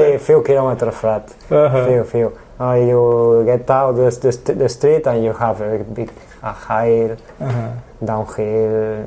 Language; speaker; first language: English; non-native, learner; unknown